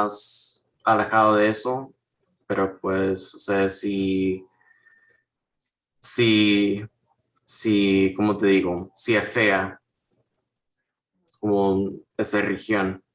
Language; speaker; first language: Spanish; non-native, fluent; English